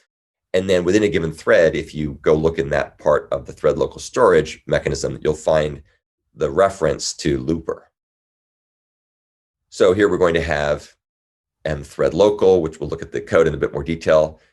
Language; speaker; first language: English; native; English